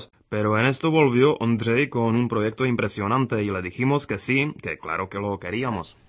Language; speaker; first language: Spanish; native; Spanish